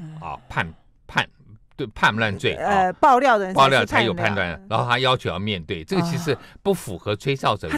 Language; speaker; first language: Chinese; native; Chinese